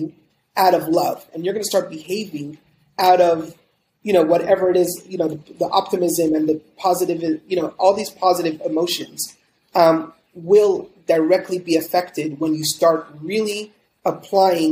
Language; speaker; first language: English; native; English